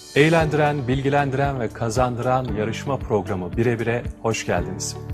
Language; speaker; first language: Turkish; native; Turkish